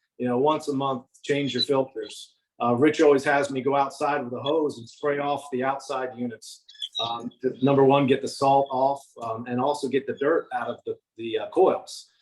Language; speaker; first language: English; native; English